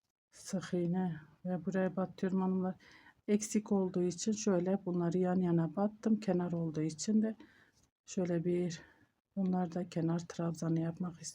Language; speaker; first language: Turkish; native; Turkish